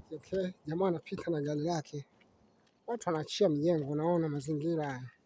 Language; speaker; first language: Swahili; native; Swahili